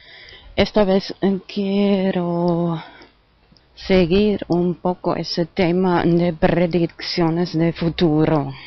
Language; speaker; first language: Spanish; non-native, fluent; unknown